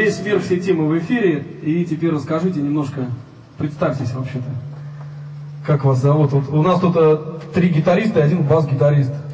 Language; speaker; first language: Russian; native; Russian